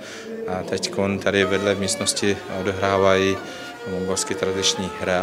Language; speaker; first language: Czech; non-native, learner; Mongolian